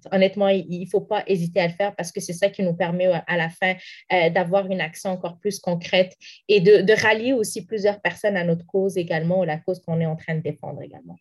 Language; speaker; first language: French; non-native, local second language; Arabic